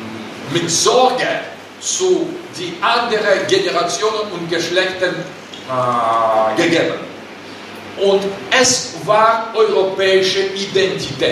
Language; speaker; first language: German; non-native, learner; Russian